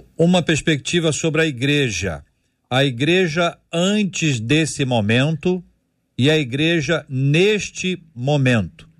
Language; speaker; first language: Portuguese; native; Portuguese